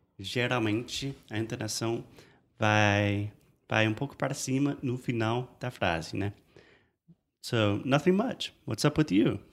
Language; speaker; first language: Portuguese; non-native, fluent; English